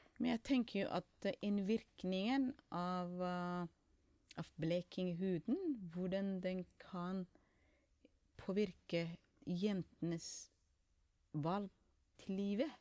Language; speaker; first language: Norwegian; non-native, fluent; Somali